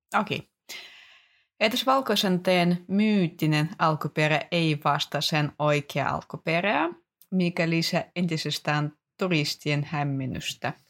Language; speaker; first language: Finnish; non-native, fluent; Russian